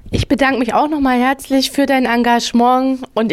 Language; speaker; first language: German; native; German